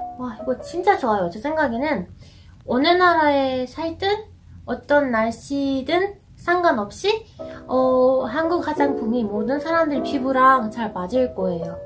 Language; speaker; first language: Korean; non-native, fluent; Persian